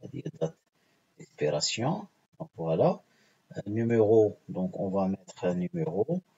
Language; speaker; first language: French; non-native, local second language; Arabic